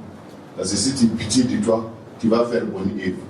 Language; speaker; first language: French; non-native, local second language; Wolof